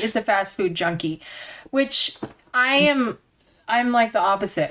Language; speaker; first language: English; early bilingual, other home language; Korean